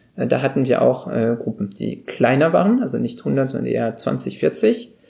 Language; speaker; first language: German; non-native, fluent; French